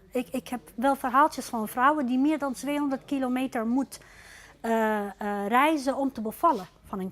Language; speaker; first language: Dutch; non-native, fluent; Arabic